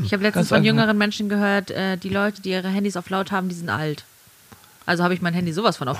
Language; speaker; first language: German; native; German